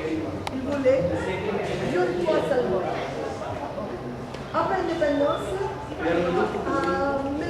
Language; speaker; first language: French; non-native, fluent; Hindi